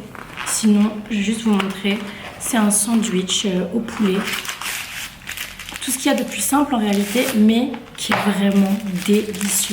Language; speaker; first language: French; native; French